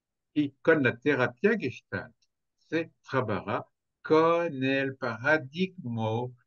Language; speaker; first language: Spanish; non-native, fluent; French